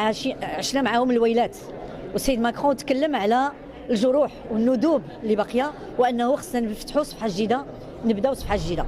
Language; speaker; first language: Arabic; native; Arabic